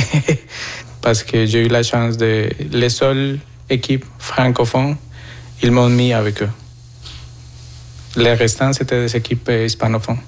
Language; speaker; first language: French; non-native, fluent; Spanish